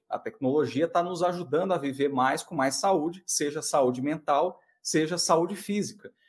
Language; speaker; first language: Portuguese; native; Portuguese